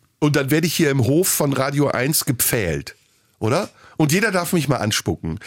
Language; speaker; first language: German; early bilingual, other home language; Turkish